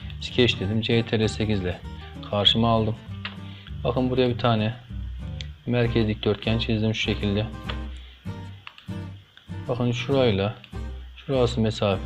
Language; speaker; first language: Turkish; native; Turkish